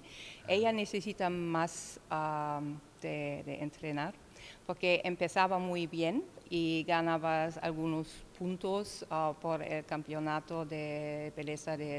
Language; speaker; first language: Spanish; non-native, learner; German